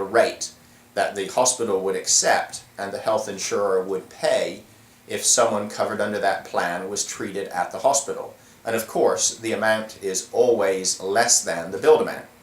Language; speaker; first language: English; native; English